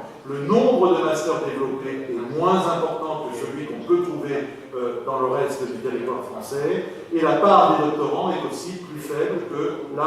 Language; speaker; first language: French; native; French